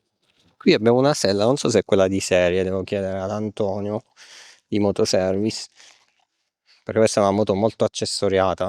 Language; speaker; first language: Italian; native; Italian